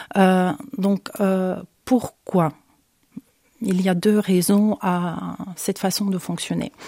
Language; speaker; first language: French; non-native, fluent; Ukrainian